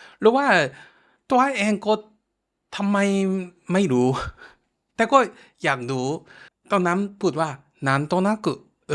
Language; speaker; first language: Thai; non-native, fluent; Japanese